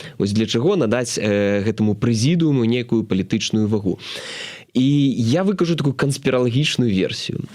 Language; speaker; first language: Belarusian; non-native, local second language; Russian